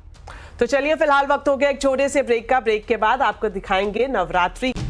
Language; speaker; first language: Hindi; native; Hindi